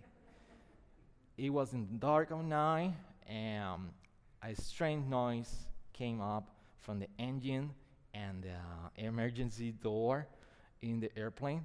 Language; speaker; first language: English; non-native, fluent; Spanish